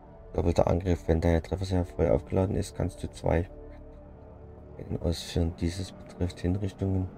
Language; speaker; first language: German; native; German